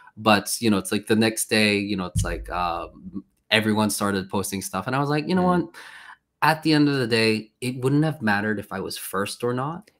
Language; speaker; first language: English; non-native, fluent; Swedish